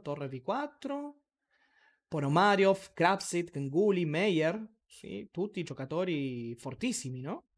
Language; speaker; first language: Italian; non-native, learner; Spanish